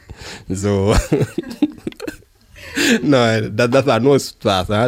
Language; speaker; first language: German; non-native, learner; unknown